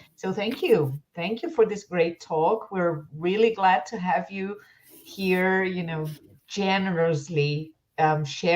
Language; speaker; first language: English; non-native, fluent; Portuguese